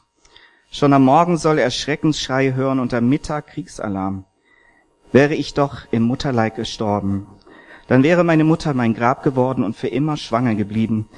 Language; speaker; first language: German; native; German